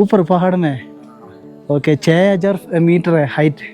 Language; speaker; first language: Hindi; non-native, local second language; Malayalam